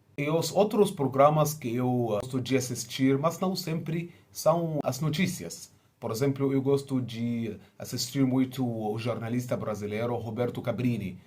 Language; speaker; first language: Portuguese; non-native, fluent; Arabic